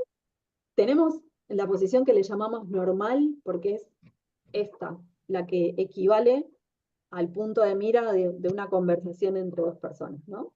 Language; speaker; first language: Spanish; native; Spanish